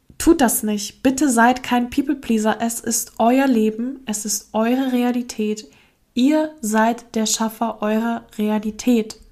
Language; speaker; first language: German; early bilingual, other home language; Russian